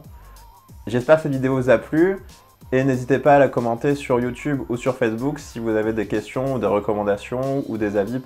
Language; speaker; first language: French; native; French